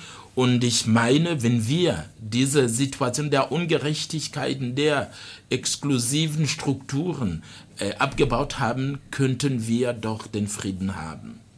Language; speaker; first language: German; non-native, fluent; Rundi